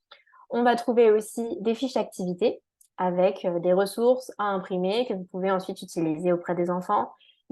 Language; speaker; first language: French; native; French